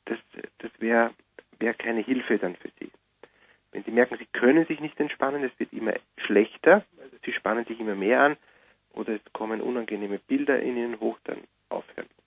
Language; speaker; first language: German; native; German